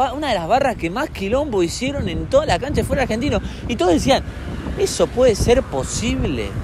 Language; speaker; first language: Spanish; native; Spanish